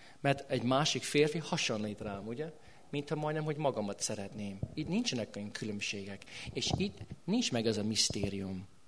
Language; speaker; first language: Hungarian; non-native, fluent; English